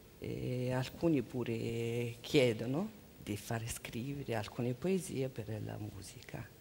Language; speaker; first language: Italian; non-native, learner; Mongolian